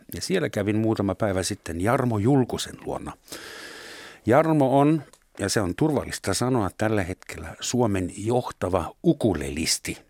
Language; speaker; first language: Finnish; non-native, fluent; German